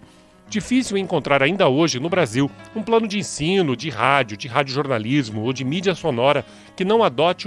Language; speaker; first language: Portuguese; native; Portuguese